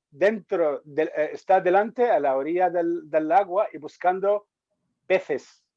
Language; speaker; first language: Spanish; non-native, fluent; Arabic